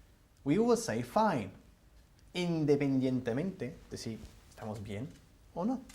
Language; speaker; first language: Spanish; non-native, fluent; English